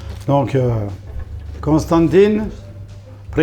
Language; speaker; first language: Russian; non-native, learner; French